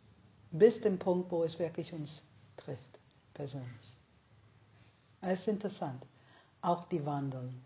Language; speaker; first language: German; non-native, fluent; English